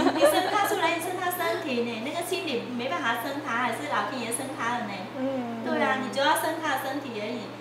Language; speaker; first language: Chinese; non-native, fluent; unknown